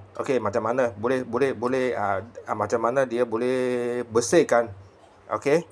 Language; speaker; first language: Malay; non-native, local second language; Chinese